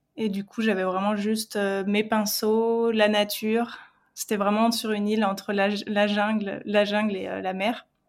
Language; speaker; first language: French; native; French